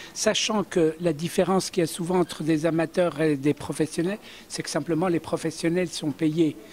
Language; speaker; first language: French; early bilingual, other home language; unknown